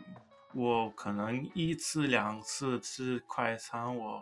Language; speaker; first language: Chinese; non-native, learner; English